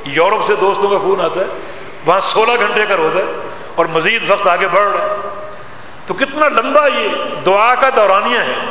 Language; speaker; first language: Urdu; non-native, local second language; Punjabi